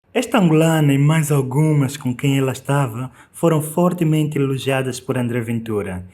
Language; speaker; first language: Portuguese; native; Portuguese